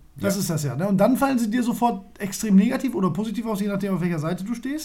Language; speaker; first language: German; native; German